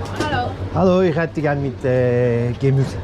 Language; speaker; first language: German; non-native, fluent; Turkish